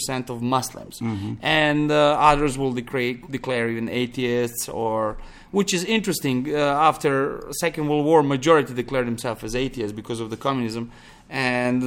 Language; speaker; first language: English; non-native, fluent; Serbian